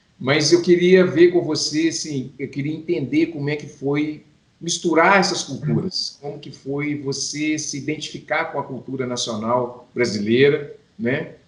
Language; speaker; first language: Portuguese; native; Portuguese